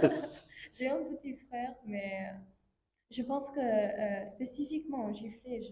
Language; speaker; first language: French; non-native, fluent; English